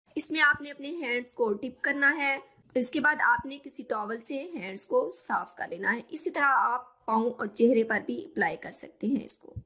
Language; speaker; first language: Urdu; native; Urdu